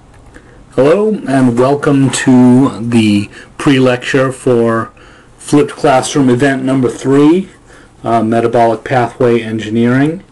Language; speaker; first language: English; native; English